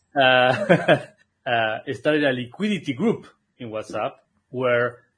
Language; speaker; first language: English; non-native, fluent; Spanish